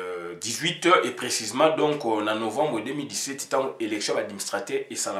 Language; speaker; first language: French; non-native, local second language; Lingala